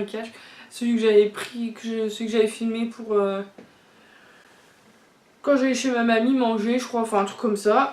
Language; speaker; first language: French; native; French